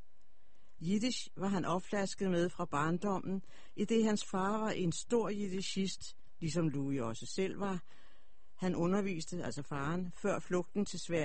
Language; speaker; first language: Danish; native; Danish